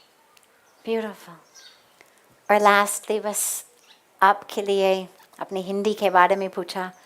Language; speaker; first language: Hindi; non-native, fluent; English